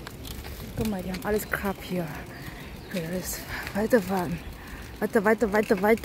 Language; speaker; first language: German; non-native, learner; Thai